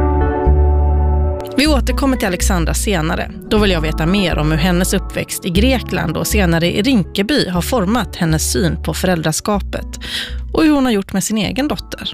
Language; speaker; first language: Swedish; native; Swedish